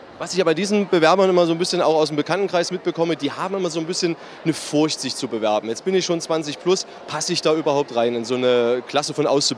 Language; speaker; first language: German; native; German